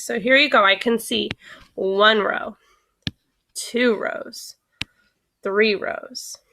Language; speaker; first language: English; native; English